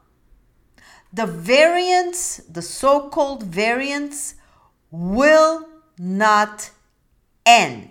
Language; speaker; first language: English; non-native, fluent; Turkish